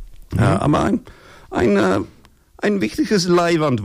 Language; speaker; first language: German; non-native, learner; Dutch